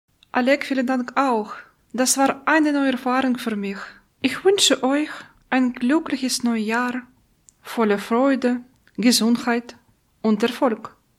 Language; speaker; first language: German; non-native, learner; Russian